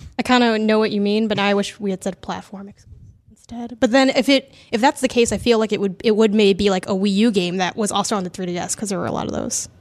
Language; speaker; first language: English; native; English